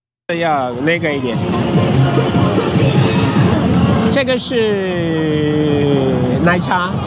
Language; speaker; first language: Chinese; non-native, fluent; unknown